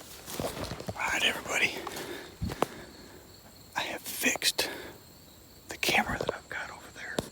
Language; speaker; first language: English; native; English